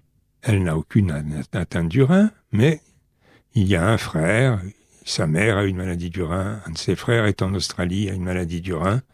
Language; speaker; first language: French; native; French